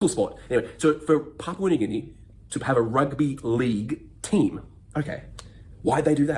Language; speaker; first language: English; native; English